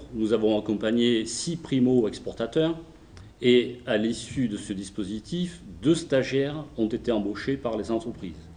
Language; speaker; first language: French; native; French